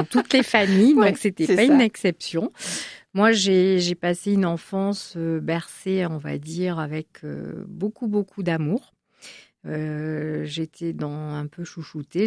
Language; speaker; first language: French; native; French